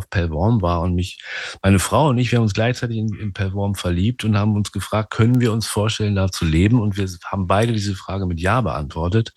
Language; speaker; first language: German; native; German